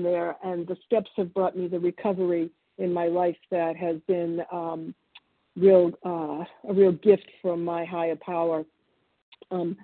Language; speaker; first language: English; early bilingual, other home language; Italian